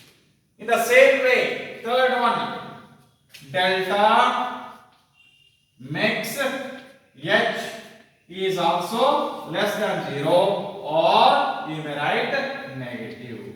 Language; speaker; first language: English; non-native, local second language; Kannada